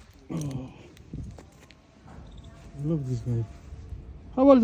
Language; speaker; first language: English; non-native, learner; Romanian